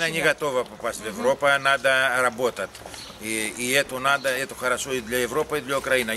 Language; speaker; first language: Russian; non-native, learner; Greek